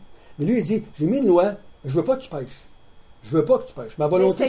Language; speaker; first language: French; native; French